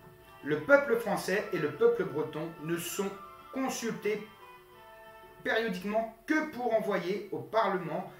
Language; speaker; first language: French; native; French